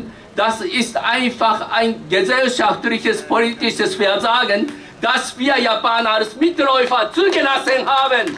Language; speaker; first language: German; non-native, fluent; Japanese